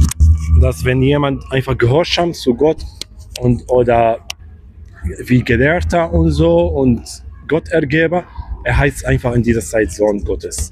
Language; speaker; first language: German; non-native, learner; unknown